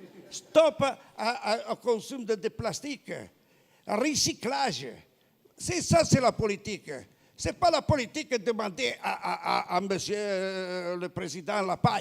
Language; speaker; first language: French; non-native, fluent; Italian